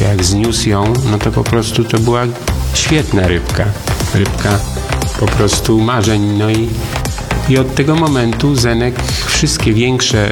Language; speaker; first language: Polish; native; Polish